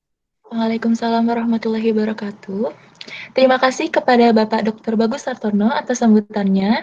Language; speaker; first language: Indonesian; native; Indonesian